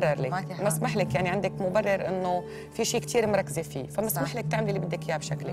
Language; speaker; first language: Arabic; native; Arabic